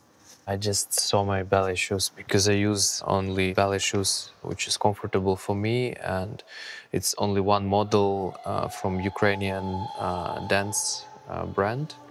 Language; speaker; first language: English; non-native, fluent; Ukrainian